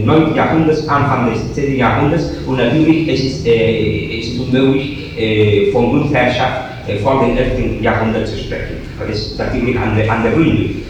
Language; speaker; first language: German; non-native, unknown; Spanish